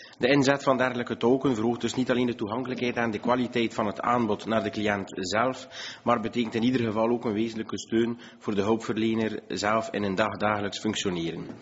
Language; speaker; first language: Dutch; native; Dutch